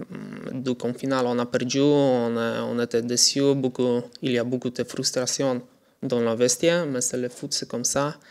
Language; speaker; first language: French; non-native, learner; Polish